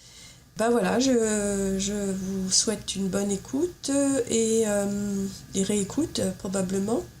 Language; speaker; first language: French; native; French